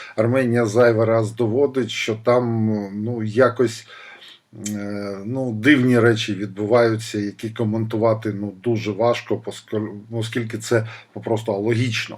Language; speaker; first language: Ukrainian; non-native, local second language; Russian